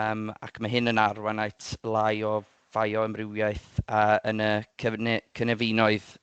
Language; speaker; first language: Welsh; native; Welsh